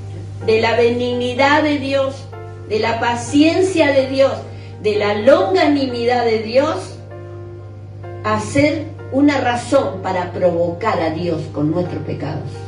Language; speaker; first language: Spanish; native; Spanish